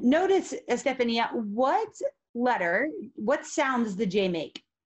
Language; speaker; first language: English; native; English